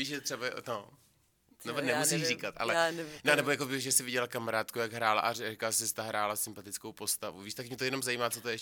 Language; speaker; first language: Czech; native; Czech